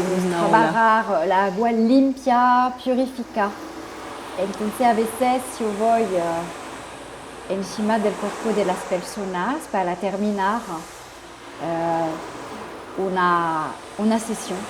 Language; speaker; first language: Spanish; non-native, fluent; French